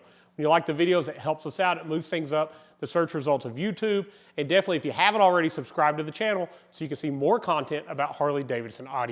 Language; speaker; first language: English; native; English